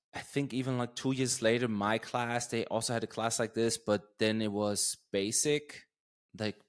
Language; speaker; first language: English; non-native, fluent; German